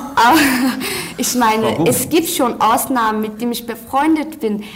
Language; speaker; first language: German; early bilingual, other home language; Turkish